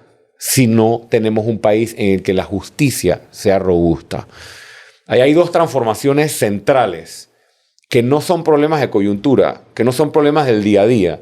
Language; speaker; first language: Spanish; native; Spanish